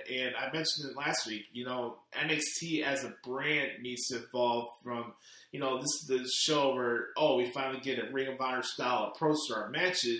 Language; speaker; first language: English; native; English